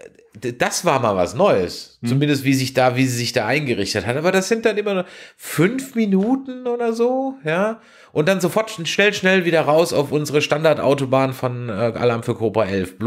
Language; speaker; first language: German; native; German